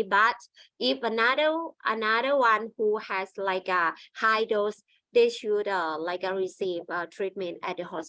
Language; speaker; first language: English; non-native, learner; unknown